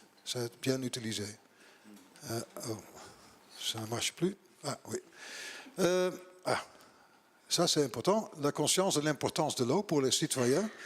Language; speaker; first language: French; non-native, learner; Dutch